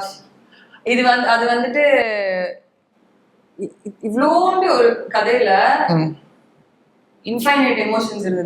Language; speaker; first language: Tamil; native; Tamil